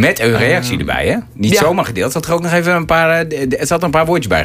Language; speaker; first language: Dutch; native; Dutch